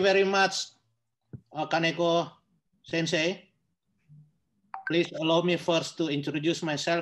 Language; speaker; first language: English; non-native, learner; Indonesian